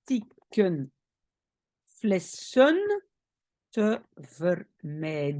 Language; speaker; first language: Dutch; non-native, fluent; French